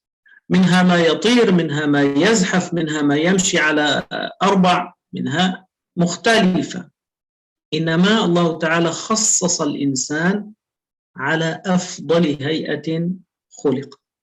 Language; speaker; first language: Arabic; native; Arabic